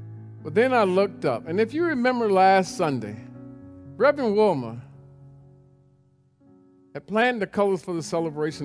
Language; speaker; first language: English; native; English